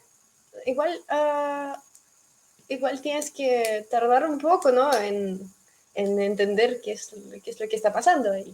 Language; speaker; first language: Spanish; non-native, fluent; Russian